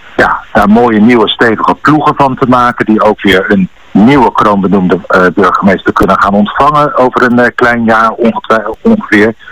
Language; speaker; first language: Dutch; native; Dutch